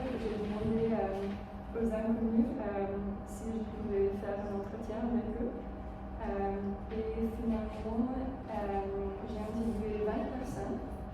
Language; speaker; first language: French; non-native, fluent; English